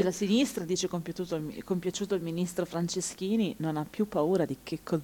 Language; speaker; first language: Italian; native; Italian